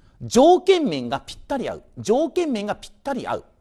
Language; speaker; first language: Japanese; native; Japanese